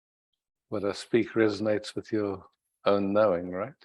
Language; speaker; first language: English; native; English